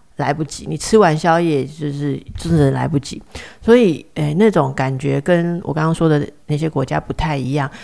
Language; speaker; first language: Chinese; native; Chinese